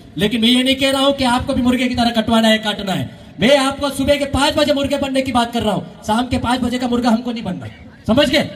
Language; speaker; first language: Hindi; non-native, local second language; Bhili